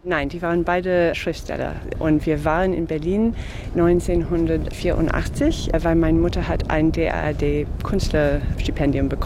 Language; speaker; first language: German; non-native, fluent; English